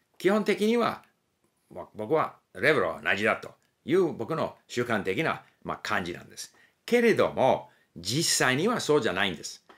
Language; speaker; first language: Japanese; non-native, fluent; English